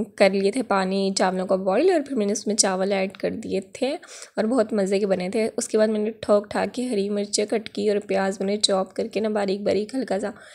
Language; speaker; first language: Urdu; non-native, local second language; Punjabi